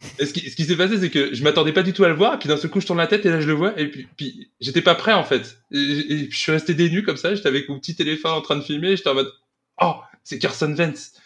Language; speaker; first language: French; native; French